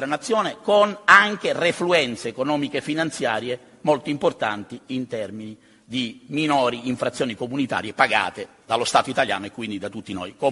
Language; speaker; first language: Italian; native; Italian